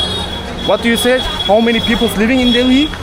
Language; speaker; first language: English; non-native, learner; Turkish